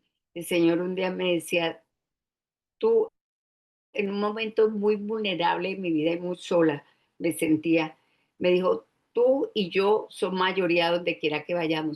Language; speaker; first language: Spanish; native; Spanish